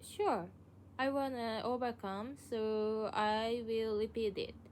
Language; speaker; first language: English; non-native, learner; Japanese